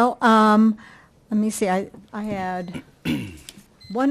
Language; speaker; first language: English; native; English